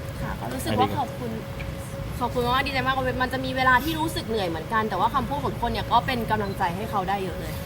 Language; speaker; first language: Thai; native; Thai